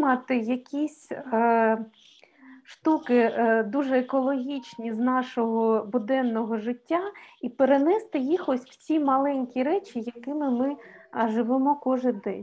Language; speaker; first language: Ukrainian; native; Ukrainian